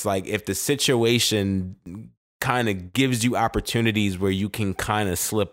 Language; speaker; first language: English; native; English